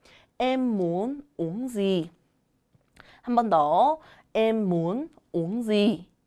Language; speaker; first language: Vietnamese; non-native, learner; Korean